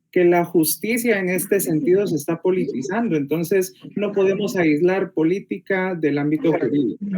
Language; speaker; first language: Spanish; native; Spanish